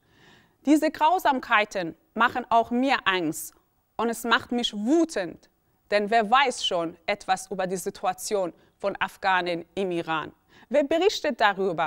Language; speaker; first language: German; early bilingual, other home language; Persian